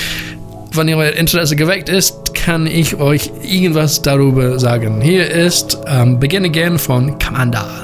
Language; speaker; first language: German; non-native, learner; English